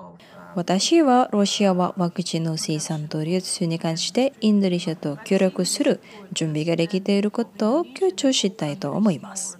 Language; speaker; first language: Japanese; non-native, fluent; Indonesian